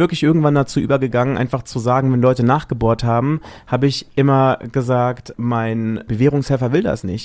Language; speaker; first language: German; native; German